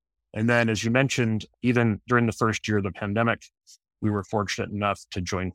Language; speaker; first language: English; native; English